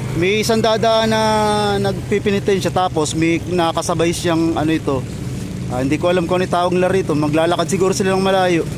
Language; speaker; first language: Filipino; native; Filipino